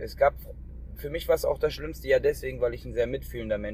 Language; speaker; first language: German; native; German